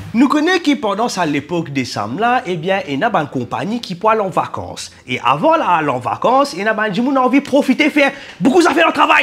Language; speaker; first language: French; non-native, local second language; Morisyen